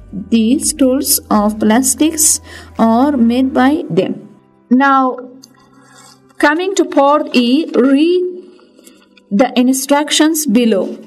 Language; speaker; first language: English; non-native, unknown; Persian